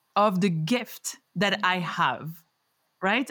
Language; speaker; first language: English; non-native, fluent; French